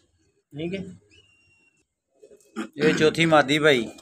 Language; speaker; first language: Hindi; non-native, local second language; Punjabi